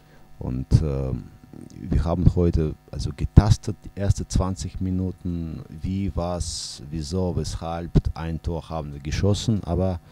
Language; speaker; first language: German; non-native, fluent; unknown